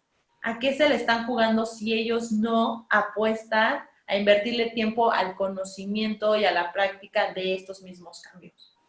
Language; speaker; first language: Spanish; native; Spanish